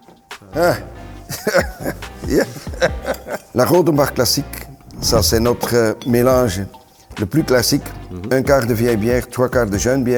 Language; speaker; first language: French; non-native, local second language; Dutch